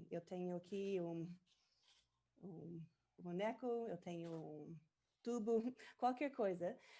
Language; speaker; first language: Portuguese; non-native, learner; English